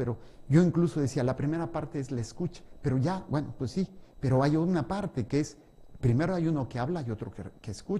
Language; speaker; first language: Spanish; native; Spanish